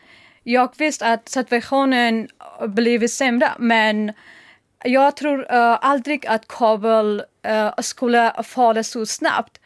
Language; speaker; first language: Swedish; non-native, learner; Persian